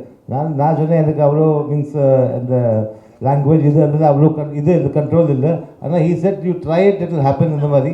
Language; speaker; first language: Tamil; early bilingual, heritage; Tamil